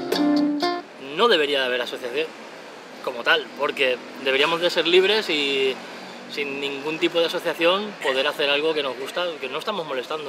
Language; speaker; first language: Spanish; native; Spanish